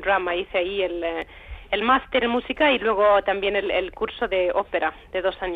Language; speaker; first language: Spanish; non-native, fluent; Icelandic